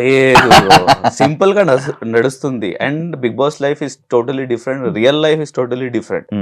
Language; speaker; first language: Telugu; non-native, learner; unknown